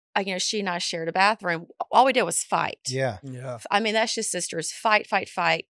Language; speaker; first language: English; native; English